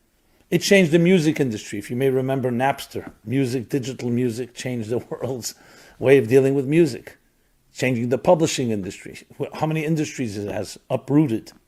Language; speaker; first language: English; native; English